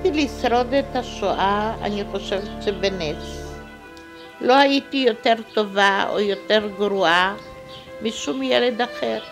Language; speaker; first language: Hebrew; non-native, fluent; Polish